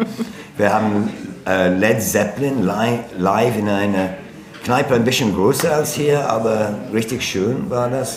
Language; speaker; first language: German; non-native, learner; English